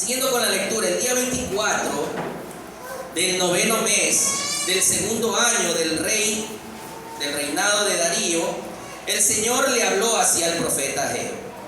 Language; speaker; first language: Spanish; native; Spanish